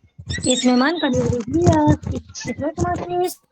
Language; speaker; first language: Persian; non-native, learner; Urdu